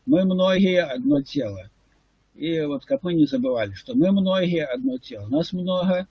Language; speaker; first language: Russian; non-native, local second language; Ukrainian